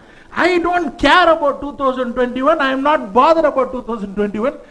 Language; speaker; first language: English; non-native, local second language; Tamil